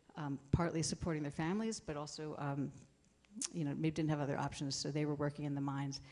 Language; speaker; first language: English; native; English